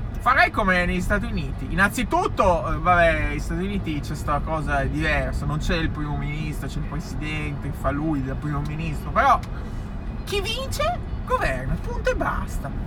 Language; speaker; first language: Italian; native; Italian